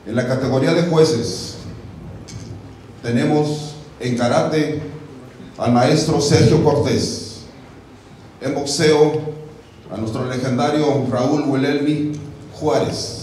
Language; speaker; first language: Spanish; native; Spanish